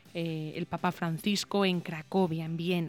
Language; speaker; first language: Spanish; native; Spanish